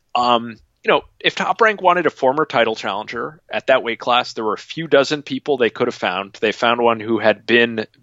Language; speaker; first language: English; native; English